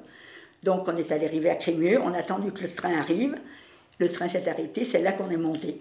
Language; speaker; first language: French; native; French